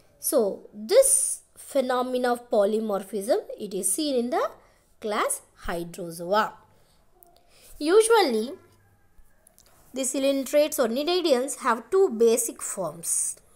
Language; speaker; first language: English; non-native, local second language; Telugu